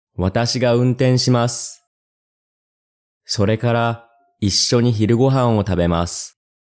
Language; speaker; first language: Japanese; non-native, learner; English